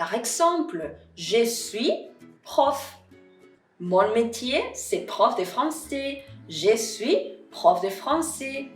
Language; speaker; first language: French; non-native, fluent; Spanish